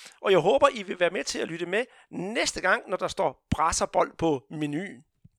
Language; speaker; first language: Danish; non-native, fluent; Portuguese